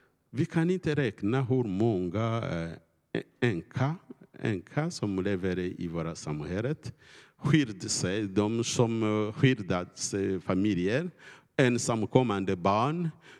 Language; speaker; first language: Swedish; non-native, learner; Kinyarwanda